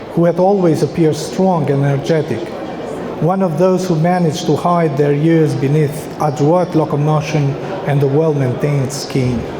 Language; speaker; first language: English; non-native, fluent; Albanian